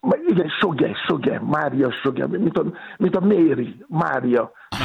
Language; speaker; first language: Hungarian; non-native, learner; Yoruba